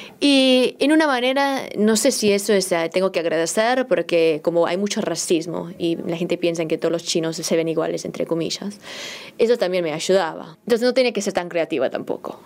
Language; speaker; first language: Spanish; early bilingual, other home language; Korean